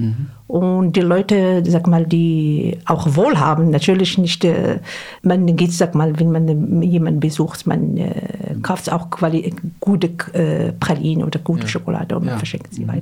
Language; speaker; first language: German; non-native, fluent; Arabic